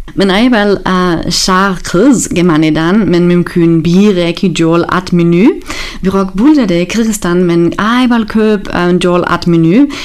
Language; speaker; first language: Kyrgyz; non-native, learner; German